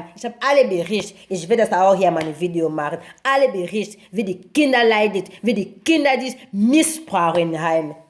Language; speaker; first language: German; non-native, learner; Lingala